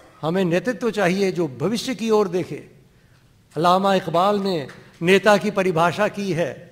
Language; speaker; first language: Hindi; non-native, local second language; Dogri